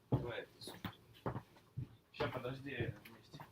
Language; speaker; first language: Russian; native; Russian